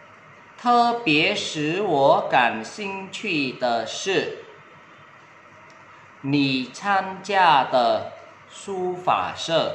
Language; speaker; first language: Chinese; non-native, fluent; Vietnamese